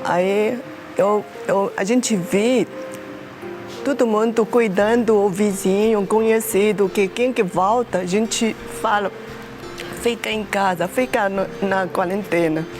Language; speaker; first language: Portuguese; non-native, learner; Chinese